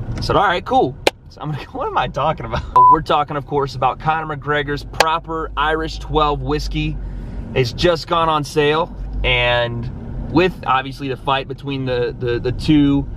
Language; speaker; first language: English; native; English